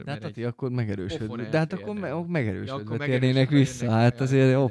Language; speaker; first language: Hungarian; native; Hungarian